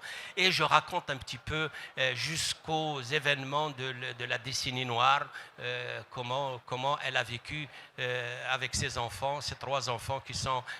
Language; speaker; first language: French; non-native, local second language; Arabic